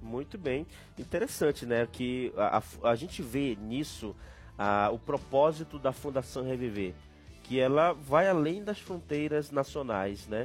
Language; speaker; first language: Portuguese; native; Portuguese